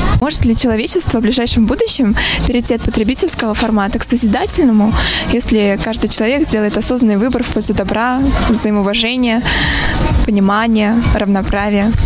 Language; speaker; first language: Russian; native; Russian